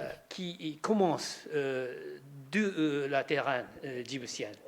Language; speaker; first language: French; non-native, learner; Japanese